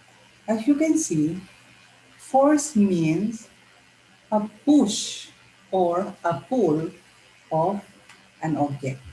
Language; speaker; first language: English; non-native, local second language; Filipino